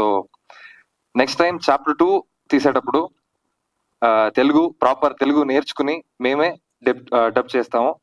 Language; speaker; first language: Telugu; non-native, learner; Tamil